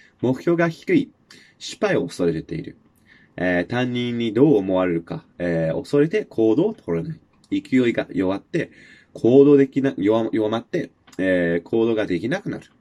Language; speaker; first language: Japanese; non-native, fluent; English